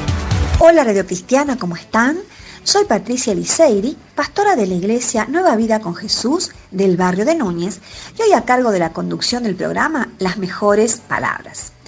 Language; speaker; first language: Spanish; native; Spanish